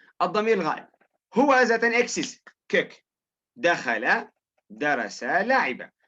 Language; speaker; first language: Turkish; non-native, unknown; Arabic